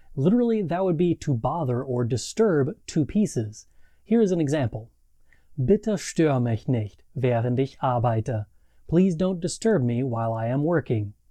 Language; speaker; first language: English; native; English